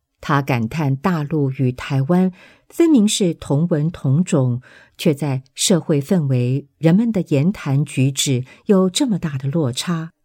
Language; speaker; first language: Chinese; native; Chinese